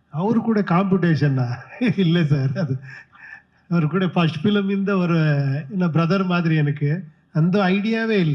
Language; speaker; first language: Tamil; non-native, fluent; Kannada